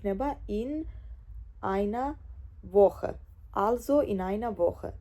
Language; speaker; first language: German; non-native, fluent; Georgian